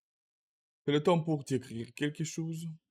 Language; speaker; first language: French; non-native, learner; Russian